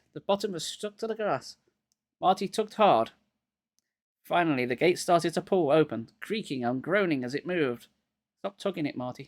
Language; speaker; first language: English; native; English